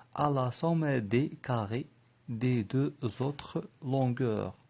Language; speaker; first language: French; non-native, local second language; Arabic